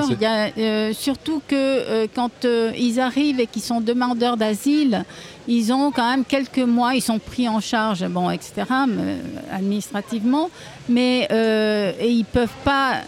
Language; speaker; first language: French; native; French